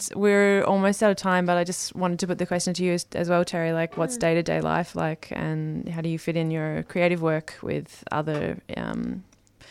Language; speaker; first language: English; native; English